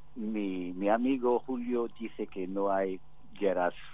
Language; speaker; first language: Spanish; non-native, fluent; English